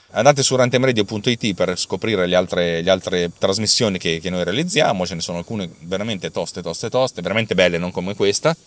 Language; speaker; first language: Italian; native; Italian